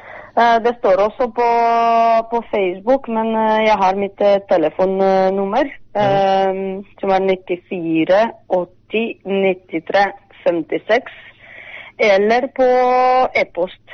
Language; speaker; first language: Norwegian; non-native, fluent; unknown